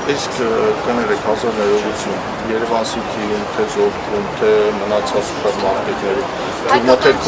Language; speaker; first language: Armenian; native; Armenian